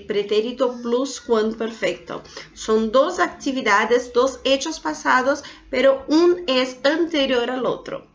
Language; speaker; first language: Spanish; non-native, fluent; Portuguese